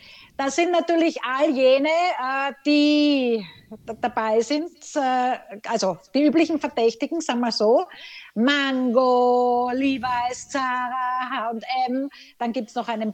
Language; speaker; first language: German; native; German